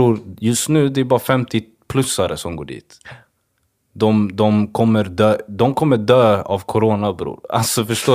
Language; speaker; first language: Swedish; early bilingual, other home language; Swahili